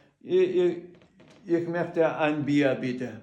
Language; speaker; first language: German; non-native, learner; Ukrainian